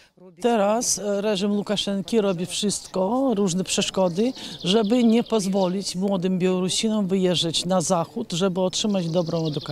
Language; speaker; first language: Polish; non-native, fluent; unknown